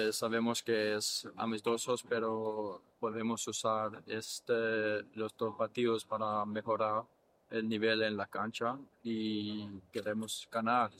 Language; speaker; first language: Spanish; non-native, fluent; English